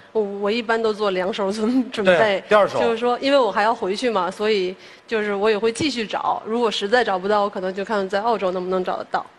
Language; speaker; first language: Chinese; native; Chinese